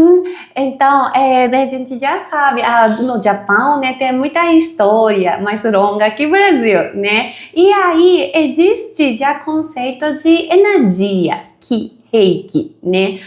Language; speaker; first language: Portuguese; non-native, fluent; Japanese